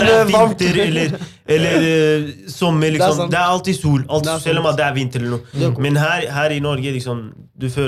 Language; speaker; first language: Norwegian; non-native, fluent; Arabic